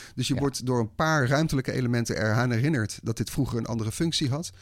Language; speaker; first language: Dutch; native; Dutch